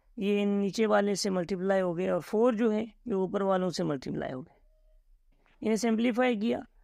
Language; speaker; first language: Urdu; native; Urdu